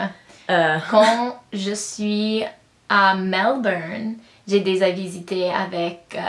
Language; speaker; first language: French; non-native, learner; English